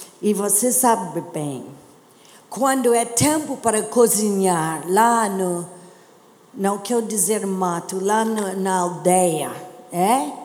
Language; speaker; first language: Portuguese; non-native, learner; English